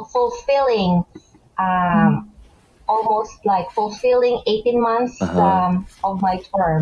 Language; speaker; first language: English; non-native, local second language; Hiligaynon